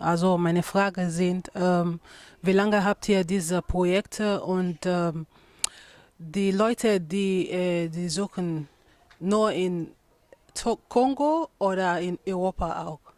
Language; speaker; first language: German; non-native, learner; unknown